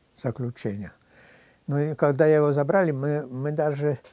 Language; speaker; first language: Russian; non-native, fluent; Polish